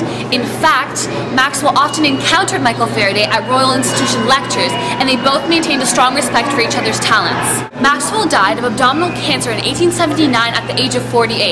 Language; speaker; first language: English; native; English